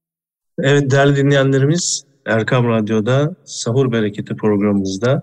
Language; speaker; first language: Turkish; native; Turkish